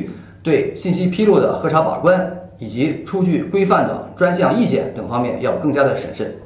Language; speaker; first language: Chinese; native; Chinese